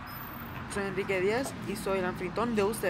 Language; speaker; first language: Spanish; non-native, learner; English